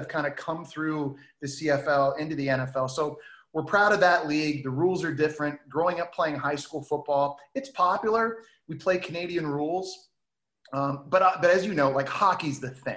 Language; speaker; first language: English; native; English